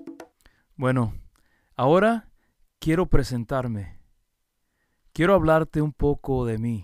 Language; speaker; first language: Spanish; early bilingual, heritage; Spanish